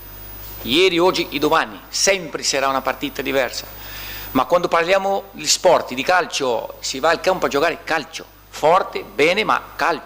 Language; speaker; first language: Italian; non-native, fluent; Portuguese